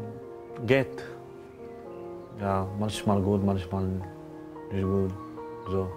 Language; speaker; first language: German; non-native, learner; Arabic